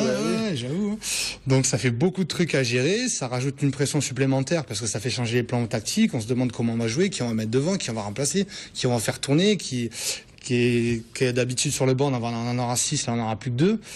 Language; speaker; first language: French; native; French